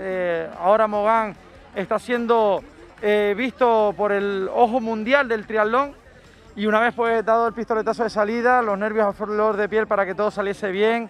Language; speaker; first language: Spanish; native; Spanish